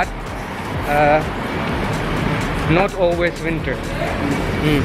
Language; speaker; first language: English; non-native, local second language; Hindi